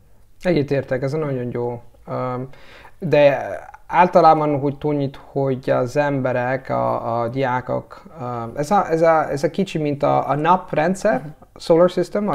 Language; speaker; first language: Hungarian; non-native, learner; Italian